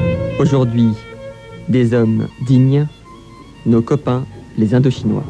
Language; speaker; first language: French; native; French